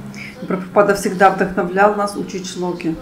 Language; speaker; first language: Russian; native; Russian